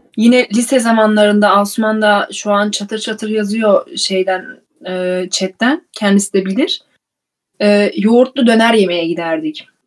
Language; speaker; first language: Turkish; early bilingual, heritage; Turkish